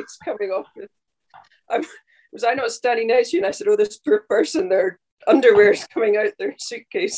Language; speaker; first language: English; native; English